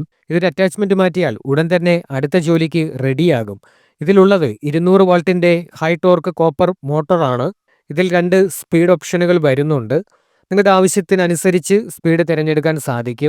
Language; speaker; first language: Malayalam; native; Malayalam